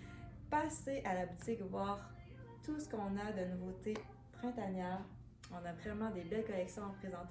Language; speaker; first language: French; native; French